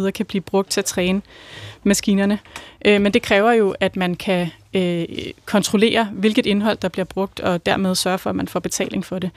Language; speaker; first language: Danish; native; Danish